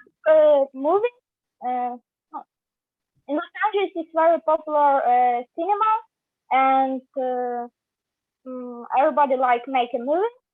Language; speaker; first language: English; non-native, learner; Ukrainian